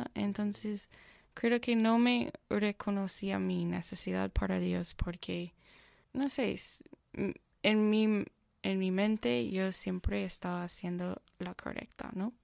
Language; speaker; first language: Spanish; non-native, fluent; English